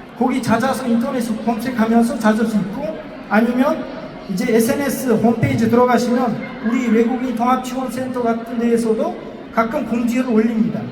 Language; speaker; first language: Korean; non-native, fluent; Uzbek